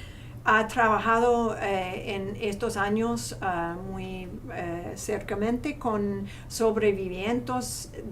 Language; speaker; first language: Spanish; non-native, fluent; English